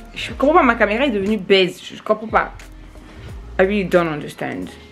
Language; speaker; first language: French; non-native, local second language; Lingala